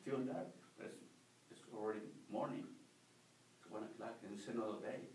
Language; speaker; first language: English; non-native, learner; Spanish